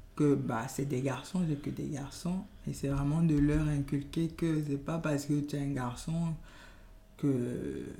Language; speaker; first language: French; non-native, local second language; Yoruba